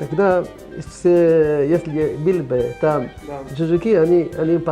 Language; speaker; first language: Russian; non-native, learner; Hebrew